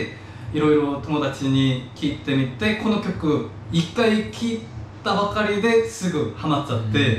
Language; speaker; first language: Japanese; non-native, fluent; Korean